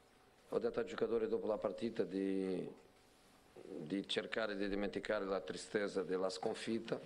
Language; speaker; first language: Italian; non-native, fluent; Portuguese